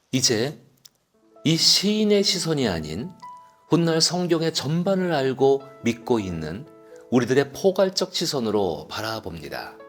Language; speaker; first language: Korean; native; Korean